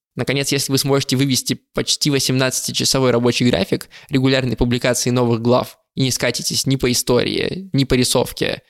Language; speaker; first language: Russian; native; Russian